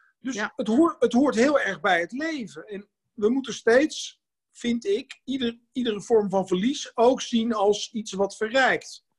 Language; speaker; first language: Dutch; native; Dutch